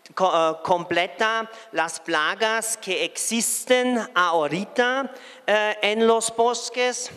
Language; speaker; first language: Spanish; non-native, fluent; German